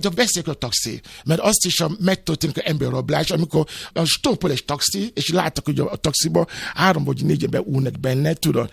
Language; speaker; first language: Hungarian; non-native, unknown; Yoruba